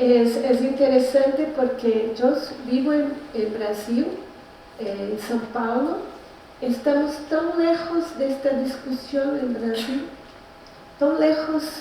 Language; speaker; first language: Spanish; non-native, learner; Portuguese